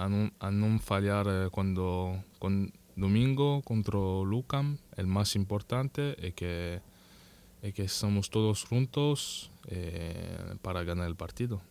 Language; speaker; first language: Spanish; non-native, learner; French